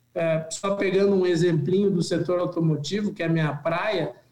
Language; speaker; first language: Portuguese; native; Portuguese